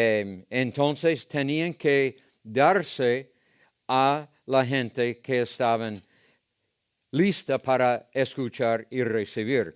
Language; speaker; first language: Spanish; non-native, fluent; English